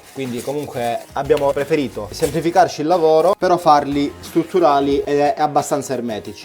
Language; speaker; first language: Italian; native; Italian